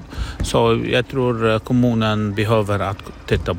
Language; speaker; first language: Swedish; non-native, learner; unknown